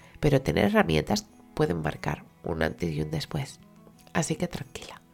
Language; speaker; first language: Spanish; native; Spanish